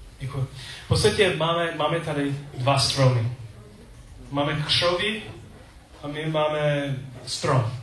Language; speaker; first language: Czech; non-native, learner; English